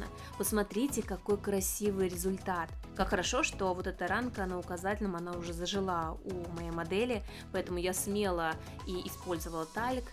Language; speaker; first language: Russian; native; Russian